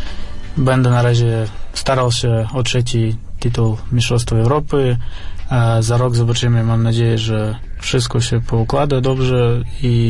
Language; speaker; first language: Polish; non-native, fluent; Russian